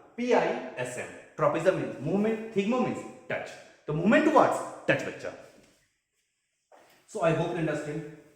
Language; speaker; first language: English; non-native, local second language; Hindi